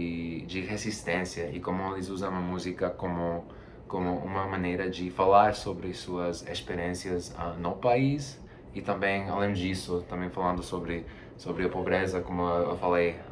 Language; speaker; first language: Portuguese; non-native, fluent; Spanish